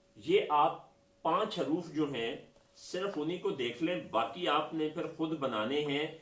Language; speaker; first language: Urdu; non-native, local second language; Punjabi